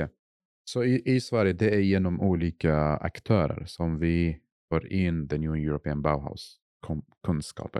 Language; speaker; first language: Swedish; non-native, fluent; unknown